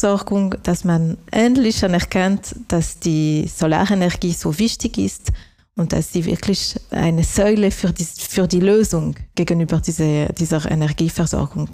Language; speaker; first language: German; non-native, local second language; French